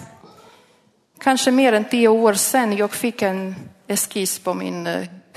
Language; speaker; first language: Swedish; non-native, learner; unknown